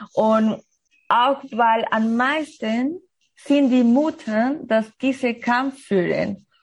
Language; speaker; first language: German; non-native, learner; Spanish